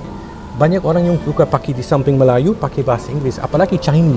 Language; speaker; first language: Indonesian; non-native, fluent; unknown